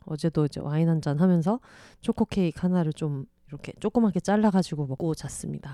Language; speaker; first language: Korean; native; Korean